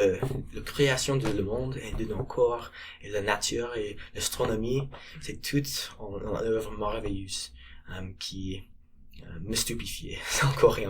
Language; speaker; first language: French; non-native, learner; English